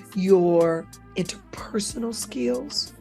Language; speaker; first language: English; native; English